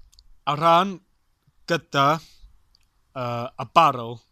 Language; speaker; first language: Welsh; non-native, local second language; English